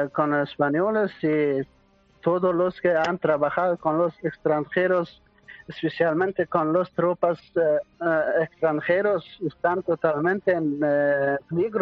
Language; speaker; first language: Spanish; non-native, learner; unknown